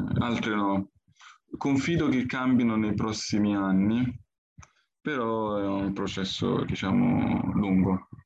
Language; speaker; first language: Italian; early bilingual, other home language; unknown